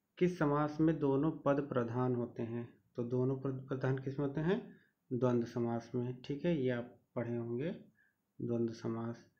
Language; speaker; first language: Hindi; native; Hindi